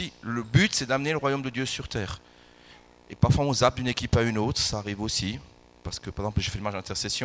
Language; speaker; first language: French; native; French